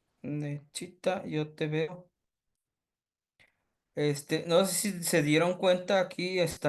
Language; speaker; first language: Spanish; native; Spanish